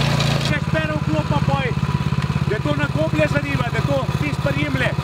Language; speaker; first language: Slovenian; native; Slovenian